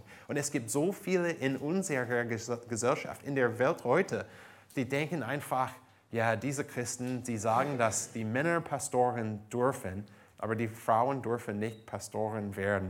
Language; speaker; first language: German; non-native, fluent; English